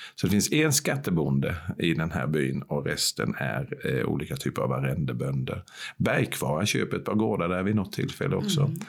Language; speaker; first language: Swedish; native; Swedish